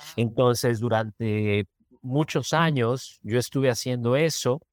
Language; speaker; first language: Spanish; native; Spanish